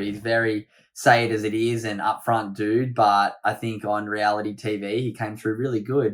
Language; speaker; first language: English; native; English